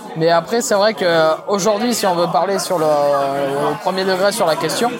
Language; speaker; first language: French; native; French